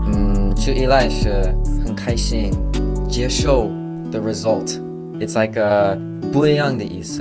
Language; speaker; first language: Chinese; non-native, learner; English